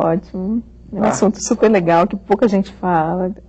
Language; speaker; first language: Portuguese; native; Portuguese